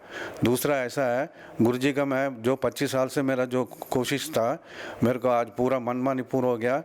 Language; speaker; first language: Hindi; non-native, local second language; Tamil